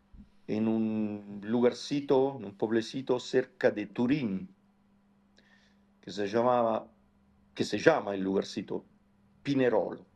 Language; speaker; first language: Spanish; non-native, fluent; Italian